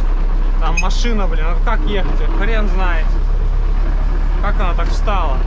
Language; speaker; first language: Russian; native; Russian